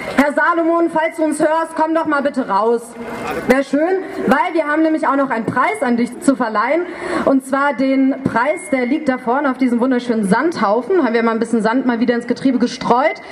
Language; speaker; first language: German; native; German